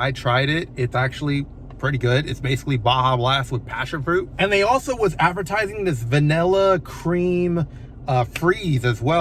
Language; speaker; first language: English; native; English